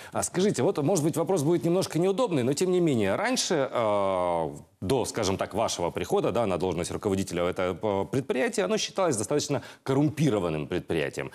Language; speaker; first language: Russian; native; Russian